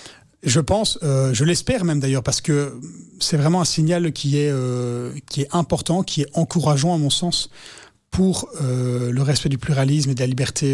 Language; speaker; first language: French; native; French